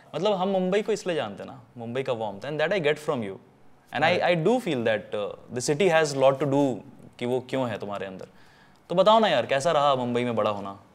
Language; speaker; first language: Hindi; native; Hindi